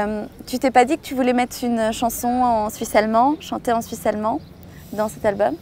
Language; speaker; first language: French; native; French